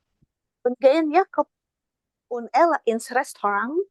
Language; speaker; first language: German; non-native, learner; Indonesian